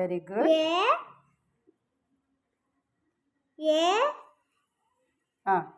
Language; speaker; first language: English; non-native, fluent; Telugu